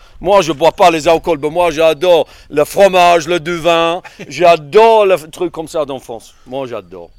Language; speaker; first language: French; non-native, learner; English